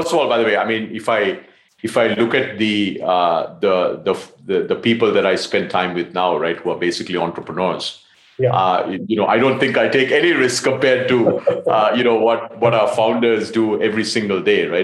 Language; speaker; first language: English; non-native, local second language; Tamil